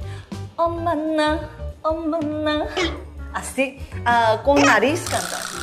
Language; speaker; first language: Spanish; non-native, learner; Korean